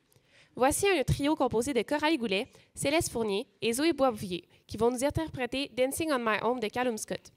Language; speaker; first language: French; native; French